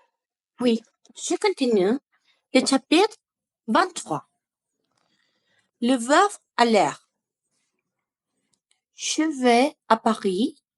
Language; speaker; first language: French; non-native, learner; Spanish